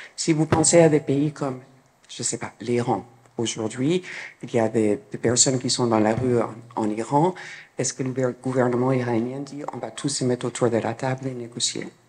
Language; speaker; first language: French; non-native, fluent; English